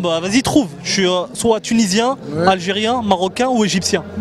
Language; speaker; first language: French; native; French